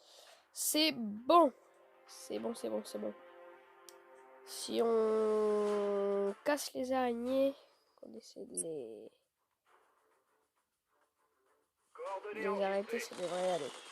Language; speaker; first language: French; native; French